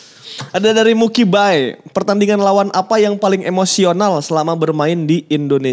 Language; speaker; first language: Indonesian; native; Indonesian